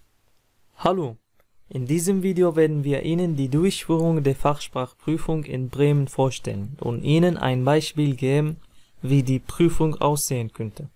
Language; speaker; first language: German; non-native, fluent; Arabic